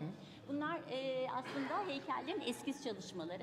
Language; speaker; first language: Turkish; native; Turkish